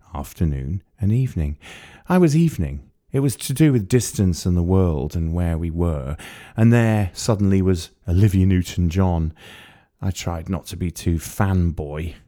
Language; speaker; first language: English; native; English